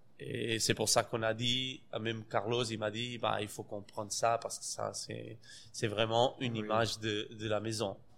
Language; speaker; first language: French; non-native, fluent; Portuguese